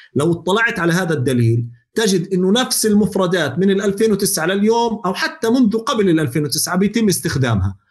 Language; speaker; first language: Arabic; native; Arabic